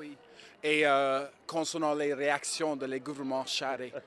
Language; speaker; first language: French; non-native, learner; English